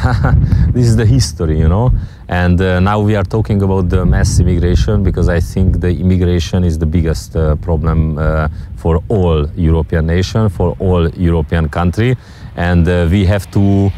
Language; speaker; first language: English; non-native, fluent; Hungarian